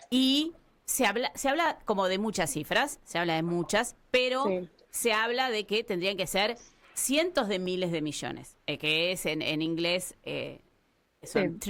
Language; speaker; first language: Spanish; native; Spanish